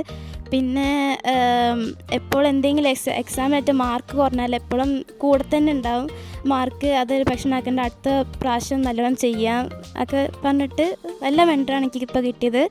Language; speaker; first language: Malayalam; early bilingual, heritage; Malayalam